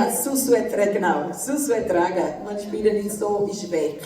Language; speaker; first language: German; non-native, learner; Portuguese